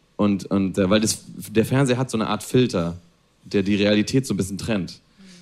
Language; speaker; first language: German; non-native, fluent; Spanish